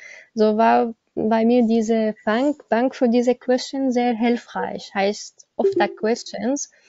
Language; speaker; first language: German; non-native, learner; Arabic